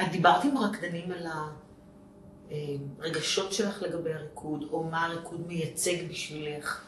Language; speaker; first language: Hebrew; native; Hebrew